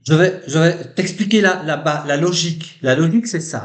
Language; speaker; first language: French; native; French